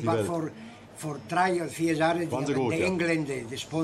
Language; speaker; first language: German; non-native, fluent; Spanish